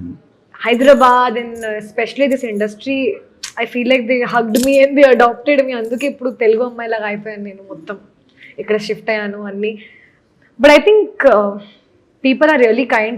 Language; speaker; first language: Telugu; non-native, local second language; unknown